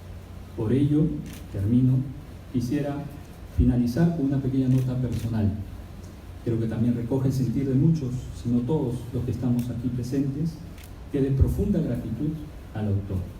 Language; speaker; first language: Spanish; native; Spanish